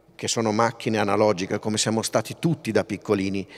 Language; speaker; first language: Italian; native; Italian